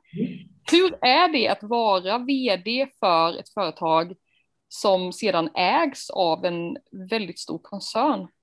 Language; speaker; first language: Swedish; native; Swedish